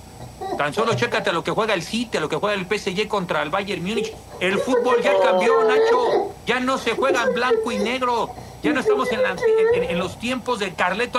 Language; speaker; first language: Spanish; native; Spanish